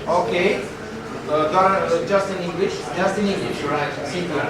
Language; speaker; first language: English; non-native, learner; Romanian